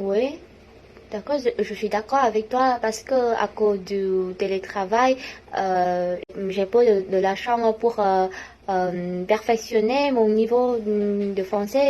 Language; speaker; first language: French; non-native, learner; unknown